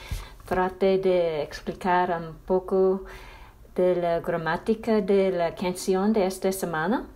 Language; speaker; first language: Spanish; non-native, fluent; English